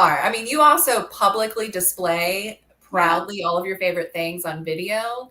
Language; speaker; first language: English; native; English